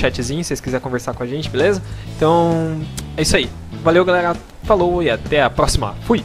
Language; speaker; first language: Portuguese; native; Portuguese